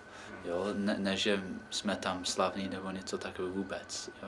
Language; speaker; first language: Czech; non-native, fluent; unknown